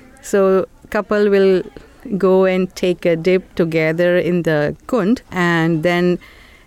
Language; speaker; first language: English; non-native, local second language; Hindi